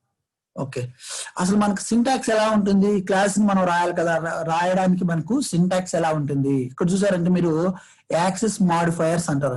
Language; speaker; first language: Telugu; native; Telugu